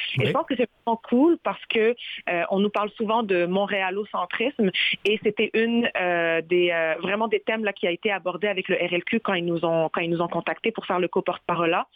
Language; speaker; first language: French; early bilingual, other home language; Arabic